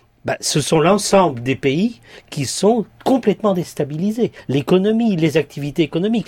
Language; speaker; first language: French; native; French